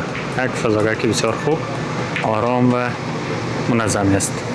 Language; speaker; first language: Persian; native; Persian